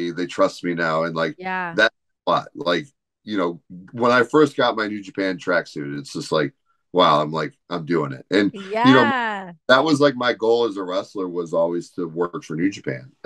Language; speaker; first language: English; native; English